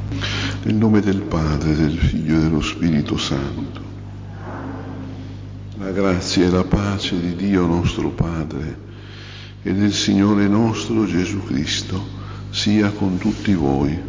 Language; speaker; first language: Italian; native; Italian